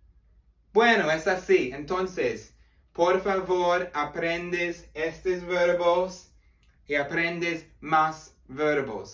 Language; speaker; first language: Spanish; non-native, learner; English